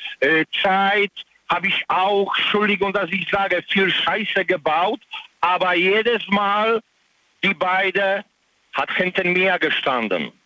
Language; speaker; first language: German; non-native, learner; Polish